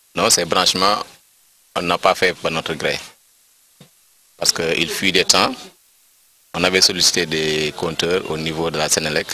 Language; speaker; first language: French; non-native, local second language; Wolof